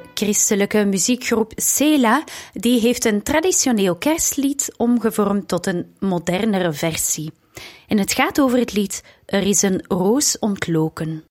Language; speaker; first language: Dutch; native; Dutch